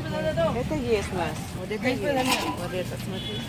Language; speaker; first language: Russian; non-native, learner; Tajik